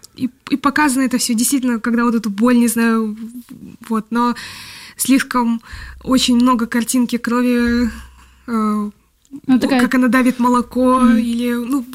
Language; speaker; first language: Russian; non-native, local second language; Kyrgyz